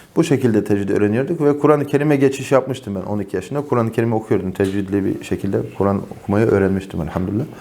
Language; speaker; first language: Turkish; non-native, fluent; Avaric